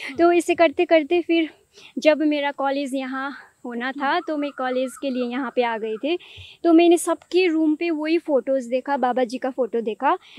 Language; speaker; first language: Hindi; non-native, local second language; Nepali